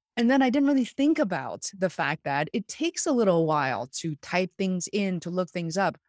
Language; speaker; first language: English; non-native, fluent; Chinese